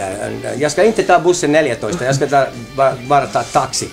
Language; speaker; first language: Swedish; non-native, local second language; Finnish